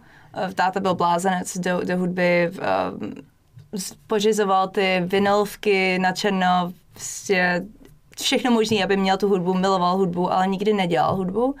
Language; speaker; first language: Czech; non-native, fluent; English